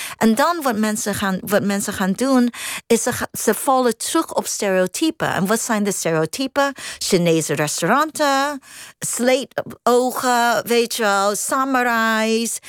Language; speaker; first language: Dutch; non-native, fluent; Cantonese